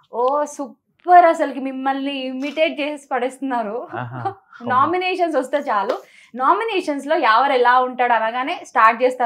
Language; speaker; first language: Telugu; native; Telugu